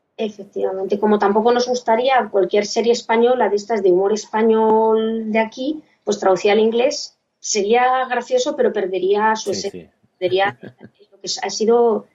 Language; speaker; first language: Spanish; native; Spanish